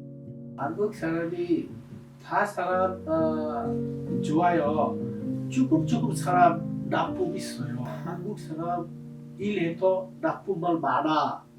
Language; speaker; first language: Korean; non-native, learner; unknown